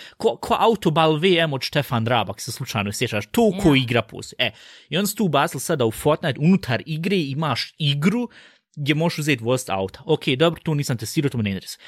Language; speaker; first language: Bosnian; early bilingual, heritage; Bosnian